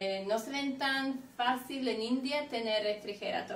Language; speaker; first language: Spanish; non-native, fluent; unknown